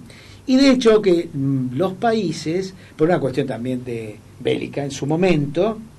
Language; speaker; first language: Spanish; native; Spanish